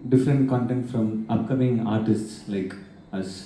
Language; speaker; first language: English; non-native, local second language; Tamil